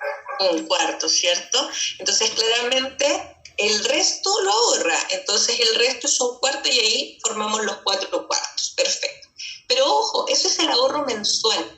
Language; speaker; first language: Spanish; native; Spanish